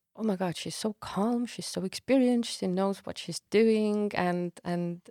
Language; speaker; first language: English; non-native, fluent; Estonian